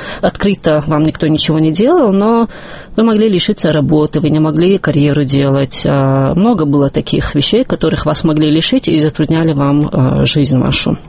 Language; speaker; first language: Russian; non-native, local second language; Chechen